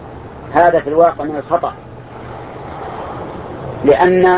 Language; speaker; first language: Arabic; native; Arabic